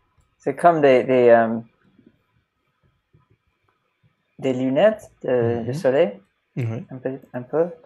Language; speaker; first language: French; non-native, fluent; English